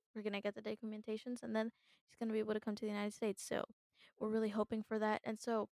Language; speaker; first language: English; native; English